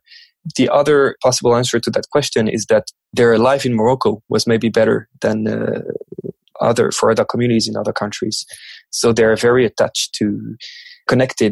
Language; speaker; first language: English; non-native, fluent; French